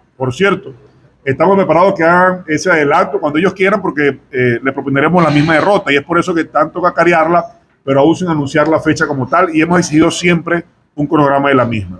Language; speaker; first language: Spanish; native; Spanish